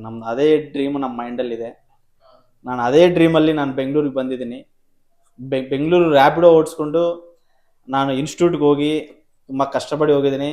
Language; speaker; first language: Kannada; non-native, local second language; Telugu